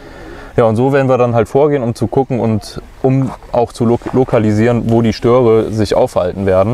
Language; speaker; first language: German; native; German